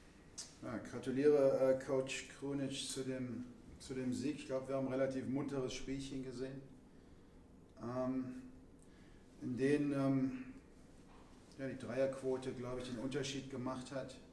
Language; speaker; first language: German; native; German